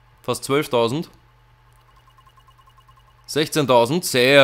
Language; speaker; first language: German; native; German